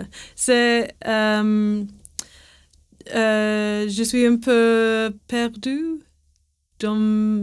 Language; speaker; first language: French; non-native, learner; English